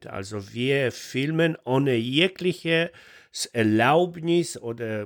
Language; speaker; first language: German; non-native, fluent; Polish